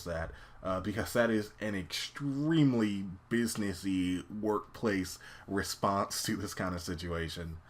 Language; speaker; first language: English; native; English